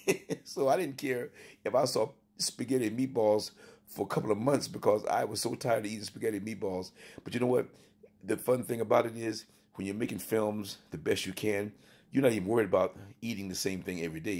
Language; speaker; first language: English; native; English